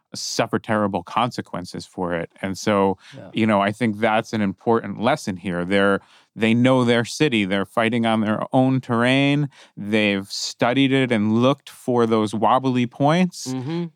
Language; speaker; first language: English; native; English